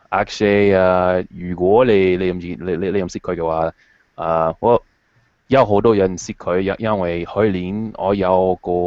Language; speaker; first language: Chinese; non-native, fluent; English